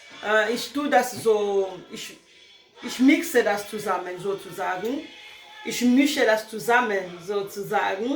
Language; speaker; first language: German; non-native, learner; Lingala